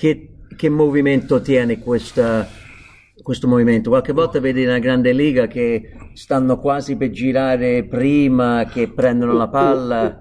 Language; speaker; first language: Italian; non-native, fluent; English